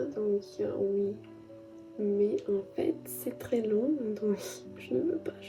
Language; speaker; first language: French; non-native, learner; Russian